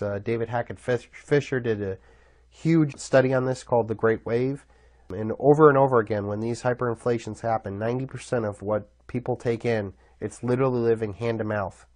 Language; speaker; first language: English; native; English